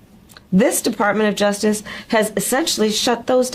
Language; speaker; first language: English; native; English